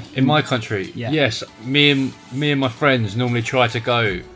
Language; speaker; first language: English; native; English